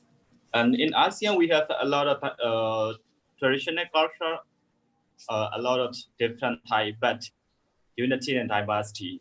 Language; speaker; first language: English; non-native, learner; Burmese